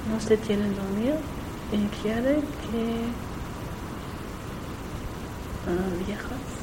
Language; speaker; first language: Spanish; non-native, learner; German